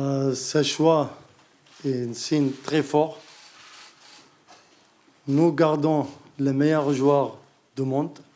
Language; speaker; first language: French; non-native, learner; Arabic